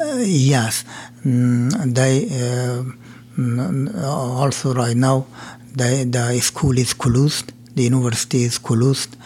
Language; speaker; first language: English; non-native, learner; Persian